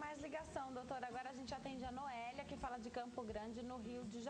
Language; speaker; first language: Portuguese; native; Portuguese